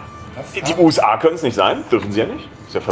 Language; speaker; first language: German; native; German